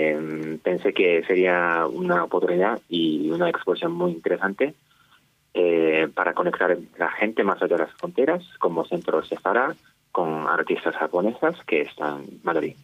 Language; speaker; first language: Spanish; non-native, fluent; Japanese